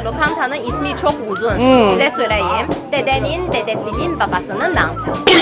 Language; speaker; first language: Turkish; non-native, learner; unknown